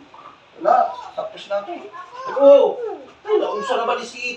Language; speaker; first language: Filipino; non-native, local second language; Cebuano